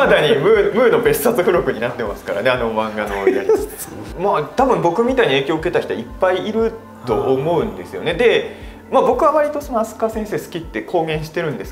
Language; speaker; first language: Japanese; native; Japanese